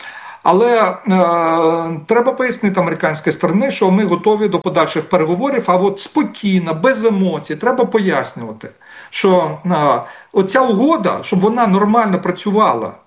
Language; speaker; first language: Ukrainian; native; Ukrainian